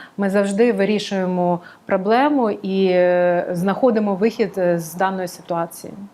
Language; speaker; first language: Ukrainian; non-native, local second language; Russian